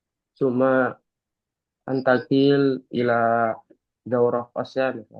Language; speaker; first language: Arabic; non-native, learner; Indonesian